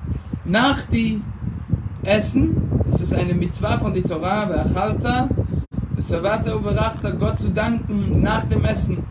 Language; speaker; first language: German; non-native, fluent; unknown